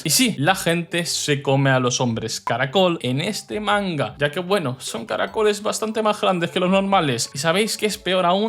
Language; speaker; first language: Spanish; native; Spanish